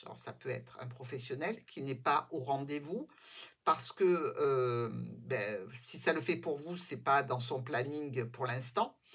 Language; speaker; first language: French; native; French